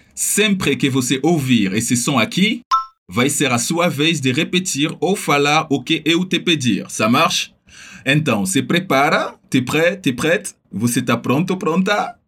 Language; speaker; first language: Portuguese; non-native, fluent; French